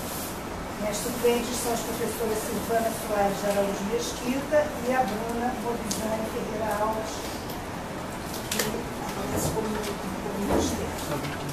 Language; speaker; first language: Portuguese; native; Portuguese